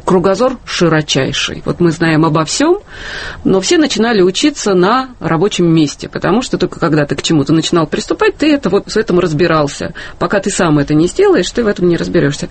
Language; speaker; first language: Russian; native; Russian